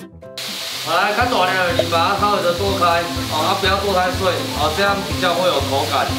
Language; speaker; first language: Chinese; native; Chinese